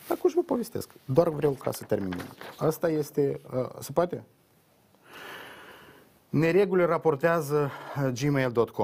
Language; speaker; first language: Romanian; native; Romanian